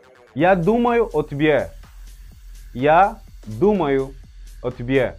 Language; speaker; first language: Russian; non-native, fluent; Portuguese